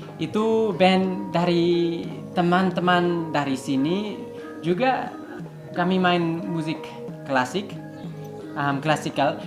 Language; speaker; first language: Indonesian; early bilingual, heritage; Indonesian